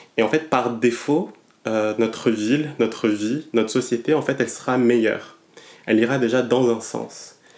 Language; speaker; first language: French; non-native, local second language; Malagasy